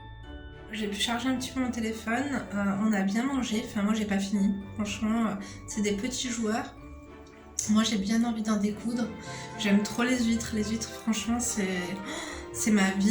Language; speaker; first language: French; native; French